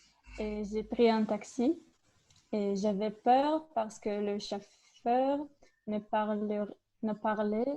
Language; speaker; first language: French; non-native, learner; English